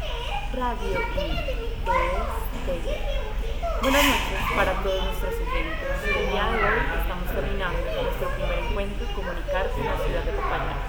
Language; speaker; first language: Spanish; native; Spanish